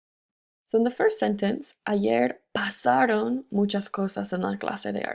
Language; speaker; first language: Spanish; non-native, fluent; English